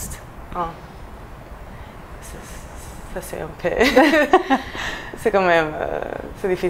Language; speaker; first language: French; non-native, fluent; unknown